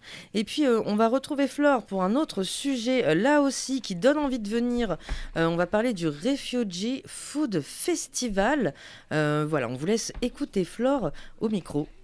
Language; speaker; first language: French; native; French